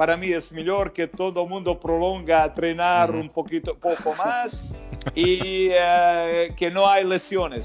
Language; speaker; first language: Portuguese; non-native, learner; Croatian